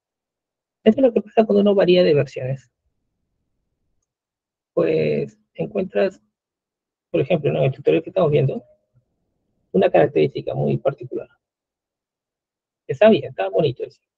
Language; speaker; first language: Spanish; native; Spanish